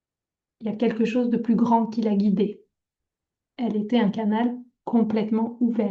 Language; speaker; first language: French; native; French